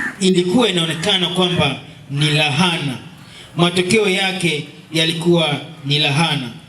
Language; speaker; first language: Swahili; non-native, local second language; Luo (Kenya and Tanzania)